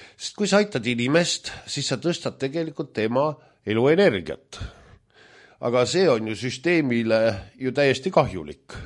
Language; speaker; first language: Estonian; native; Estonian